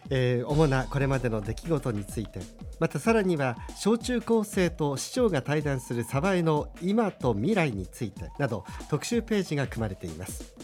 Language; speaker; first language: Japanese; native; Japanese